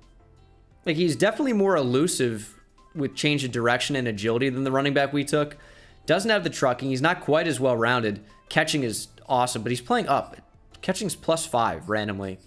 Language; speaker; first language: English; native; English